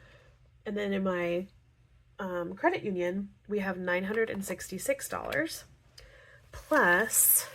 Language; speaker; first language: English; native; English